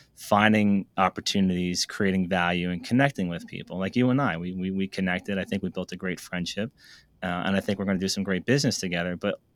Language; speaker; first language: English; native; English